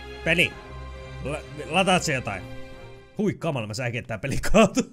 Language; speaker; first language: Finnish; native; Finnish